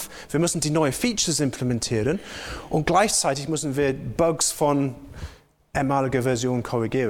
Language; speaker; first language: German; non-native, fluent; English